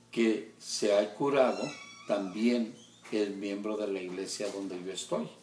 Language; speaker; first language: Spanish; early bilingual, heritage; Spanish